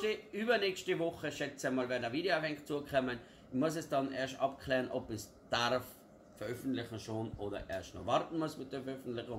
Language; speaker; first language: German; native; German